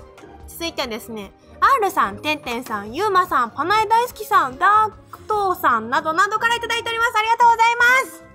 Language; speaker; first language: Japanese; native; Japanese